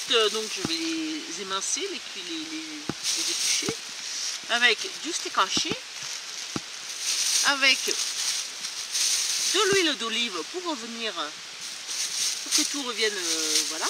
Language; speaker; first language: French; native; French